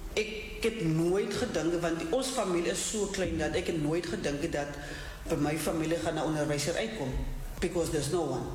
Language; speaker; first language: Afrikaans; non-native, local second language; Southern Sotho